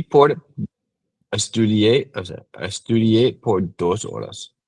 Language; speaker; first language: Spanish; non-native, learner; English